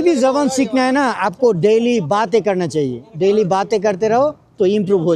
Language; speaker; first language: Hindi; non-native, learner; Bangla